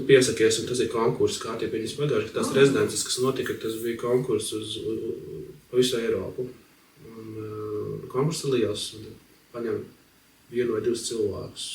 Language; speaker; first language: Latvian; native; Latvian